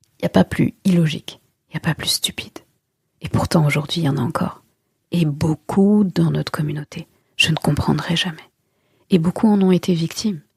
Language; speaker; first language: French; early bilingual, other home language; Wolof